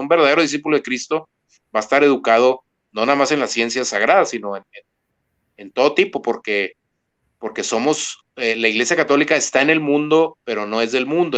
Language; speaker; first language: Spanish; native; Spanish